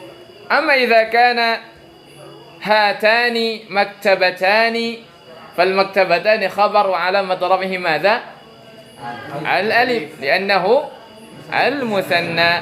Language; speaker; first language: Arabic; non-native, fluent; Indonesian